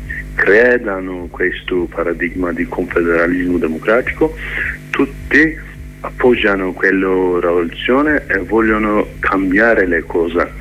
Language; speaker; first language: Italian; non-native, learner; Kurdish